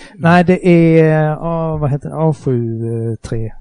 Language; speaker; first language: Swedish; native; Swedish